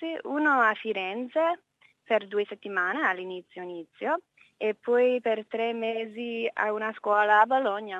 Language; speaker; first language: Italian; non-native, learner; English